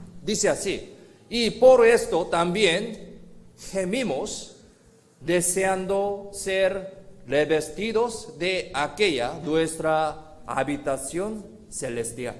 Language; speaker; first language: Spanish; non-native, fluent; Korean